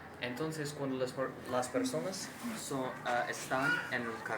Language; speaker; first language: Spanish; non-native, learner; English